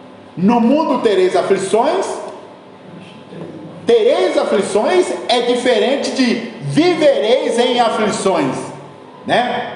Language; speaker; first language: Portuguese; native; Portuguese